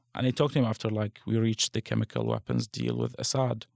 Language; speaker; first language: English; non-native, fluent; Arabic